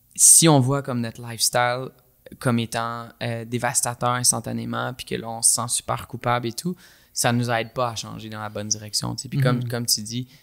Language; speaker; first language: French; native; French